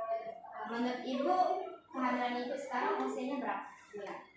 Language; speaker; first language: Indonesian; native; Indonesian